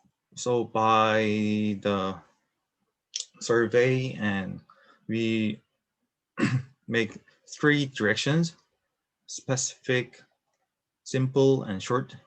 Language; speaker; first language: English; non-native, learner; Korean